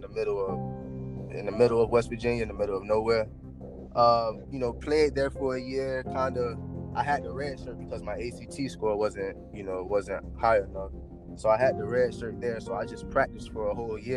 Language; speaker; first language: English; native; English